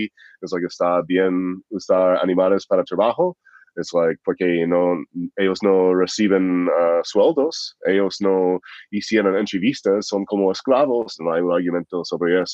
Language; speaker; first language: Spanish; non-native, fluent; English